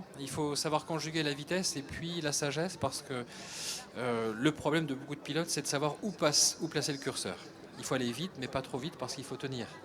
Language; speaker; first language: French; native; French